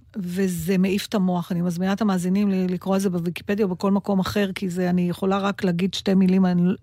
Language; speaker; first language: Hebrew; native; Hebrew